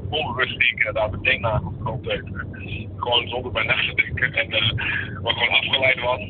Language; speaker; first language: Dutch; early bilingual, other home language; Indonesian